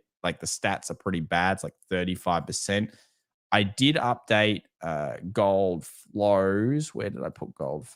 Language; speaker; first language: English; native; English